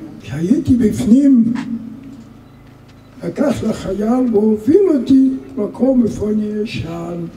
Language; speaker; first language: Hebrew; non-native, fluent; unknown